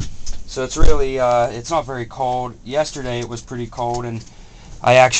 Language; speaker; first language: English; native; English